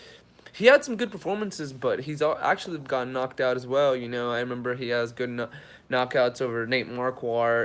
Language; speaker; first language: English; native; English